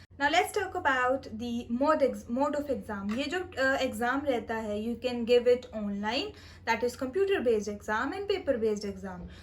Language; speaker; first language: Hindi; non-native, local second language; Punjabi